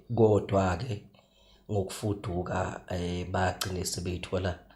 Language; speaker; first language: Zulu; native; Zulu